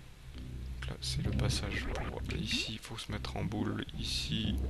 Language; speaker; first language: French; native; French